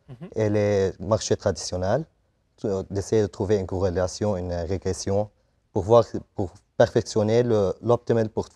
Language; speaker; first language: French; non-native, local second language; Arabic